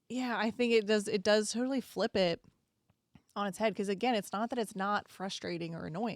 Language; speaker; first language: English; native; English